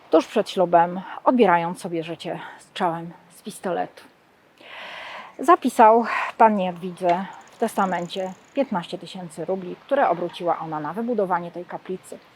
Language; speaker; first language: Polish; native; Polish